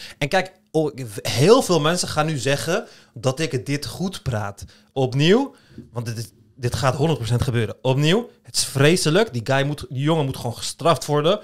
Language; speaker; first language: Dutch; early bilingual, other home language; Turkish